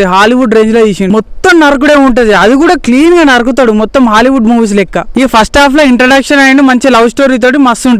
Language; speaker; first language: Telugu; native; Telugu